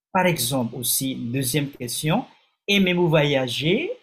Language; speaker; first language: French; non-native, fluent; Indonesian